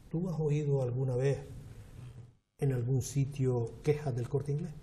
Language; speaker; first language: Spanish; native; Spanish